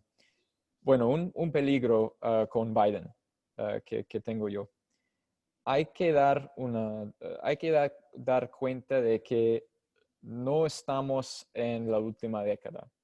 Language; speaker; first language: Spanish; non-native, fluent; English